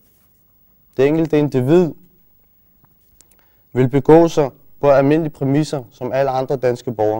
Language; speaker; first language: Danish; early bilingual, other home language; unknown